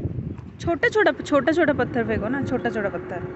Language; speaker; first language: Hindi; non-native, local second language; Odia